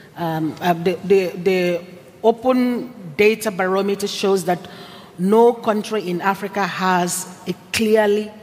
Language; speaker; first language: English; non-native, local second language; Igbo